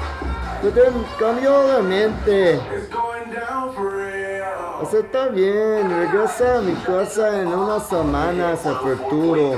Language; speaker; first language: Spanish; early bilingual, heritage; Spanish